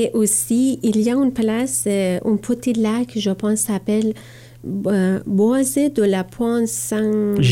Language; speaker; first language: French; non-native, learner; Persian